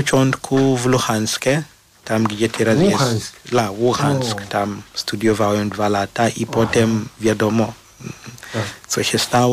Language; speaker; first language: Polish; non-native, fluent; Shona